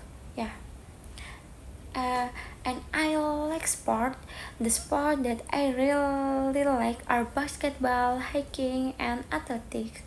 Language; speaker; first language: English; non-native, learner; Indonesian